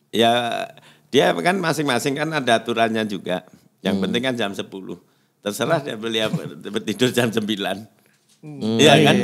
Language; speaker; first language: Indonesian; native; Indonesian